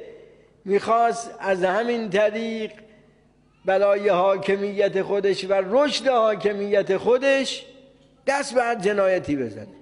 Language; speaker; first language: Persian; native; Persian